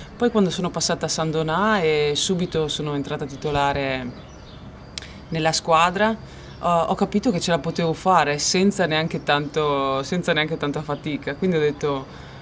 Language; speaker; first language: Italian; native; Italian